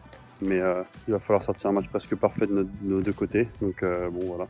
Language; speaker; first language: French; native; French